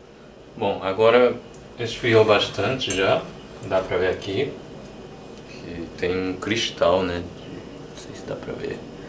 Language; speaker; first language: Portuguese; non-native, fluent; Japanese